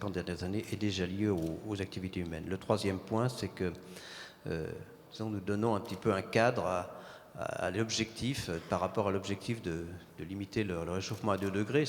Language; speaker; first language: French; native; French